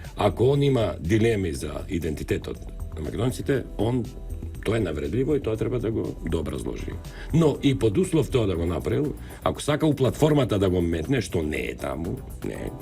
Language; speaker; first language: Macedonian; non-native, local second language; Albanian